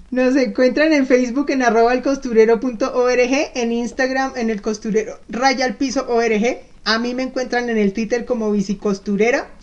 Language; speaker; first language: Spanish; native; Spanish